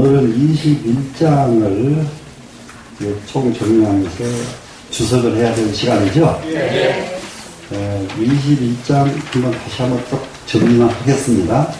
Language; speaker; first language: Korean; native; Korean